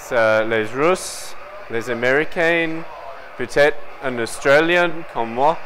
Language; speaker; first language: French; non-native, learner; English